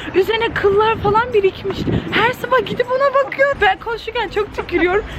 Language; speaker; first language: Turkish; native; Turkish